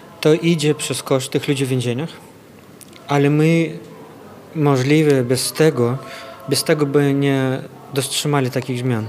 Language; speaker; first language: Polish; non-native, fluent; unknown